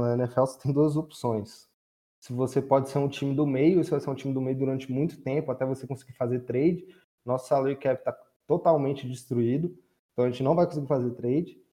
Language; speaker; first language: Portuguese; native; Portuguese